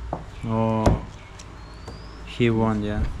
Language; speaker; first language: English; non-native, learner; Russian